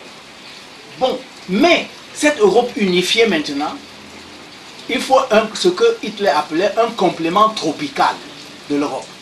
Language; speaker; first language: French; non-native, local second language; Duala